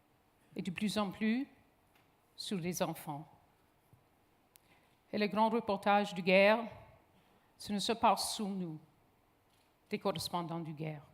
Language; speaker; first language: French; non-native, local second language; English